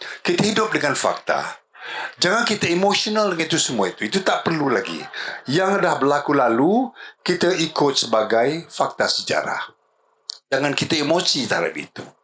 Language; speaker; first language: Malay; native; Malay